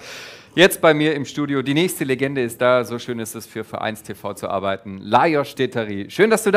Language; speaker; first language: German; native; German